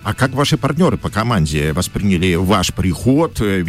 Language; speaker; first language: Russian; native; Russian